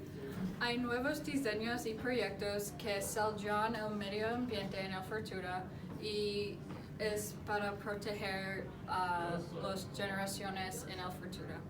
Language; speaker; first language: Spanish; non-native, learner; English